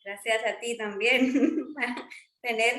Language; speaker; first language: Spanish; non-native, fluent; Marwari